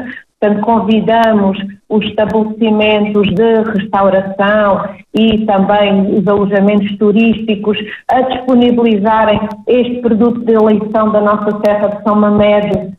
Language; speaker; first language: Portuguese; native; Portuguese